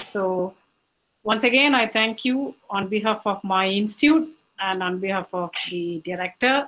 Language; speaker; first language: English; non-native, local second language; Tamil